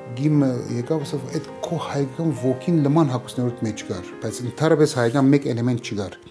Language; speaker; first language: Armenian; early bilingual, heritage; Armenian